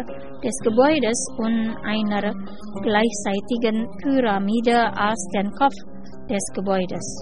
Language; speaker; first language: German; non-native, fluent; Indonesian